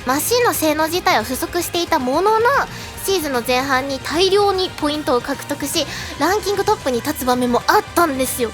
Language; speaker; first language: Japanese; native; Japanese